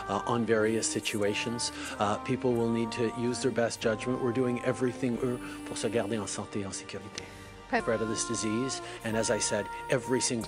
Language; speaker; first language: English; native; English